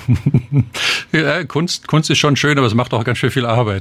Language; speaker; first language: German; native; German